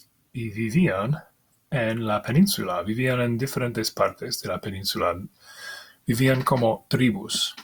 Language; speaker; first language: Spanish; non-native, fluent; English